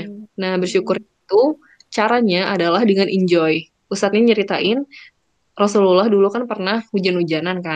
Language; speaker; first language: Indonesian; native; Indonesian